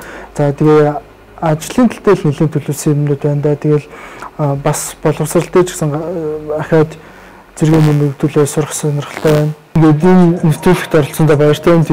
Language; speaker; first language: Mongolian; native; Mongolian